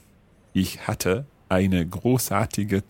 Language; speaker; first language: German; non-native, learner; English